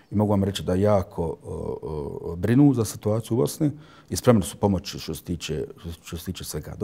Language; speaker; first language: Bosnian; early bilingual, heritage; Bosnian